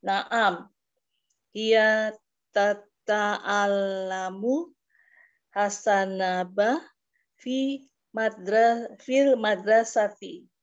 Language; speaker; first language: Arabic; non-native, learner; Indonesian